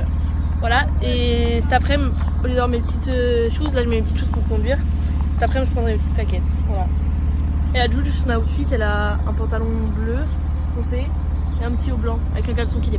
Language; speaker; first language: French; native; French